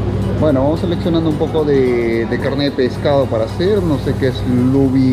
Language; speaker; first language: Spanish; native; Spanish